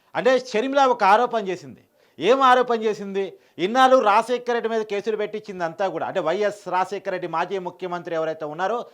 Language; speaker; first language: Telugu; native; Telugu